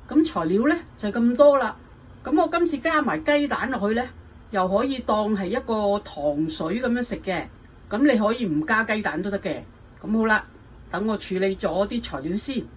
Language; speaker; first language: Cantonese; native; Cantonese